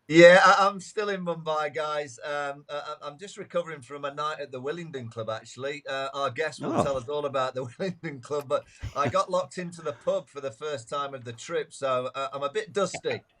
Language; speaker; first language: English; native; English